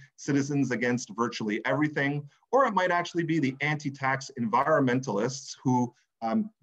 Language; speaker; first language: English; native; English